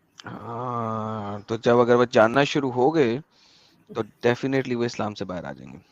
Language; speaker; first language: Hindi; native; Hindi